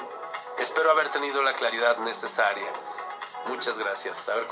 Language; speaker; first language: Spanish; native; Spanish